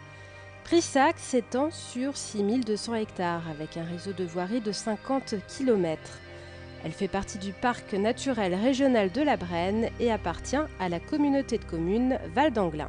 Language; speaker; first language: French; native; French